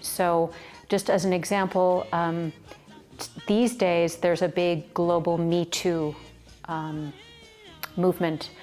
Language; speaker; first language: English; native; English